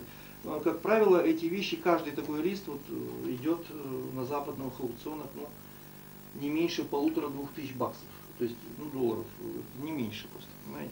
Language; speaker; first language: Russian; native; Russian